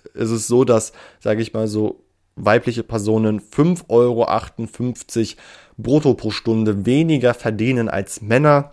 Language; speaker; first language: German; native; German